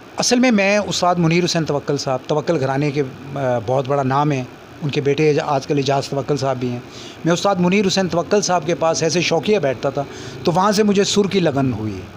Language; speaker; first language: Urdu; non-native, local second language; Punjabi